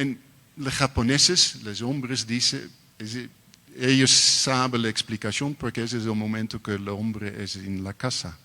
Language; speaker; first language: Spanish; non-native, learner; Dutch